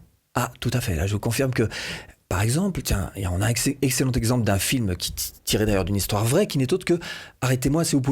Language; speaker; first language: French; native; French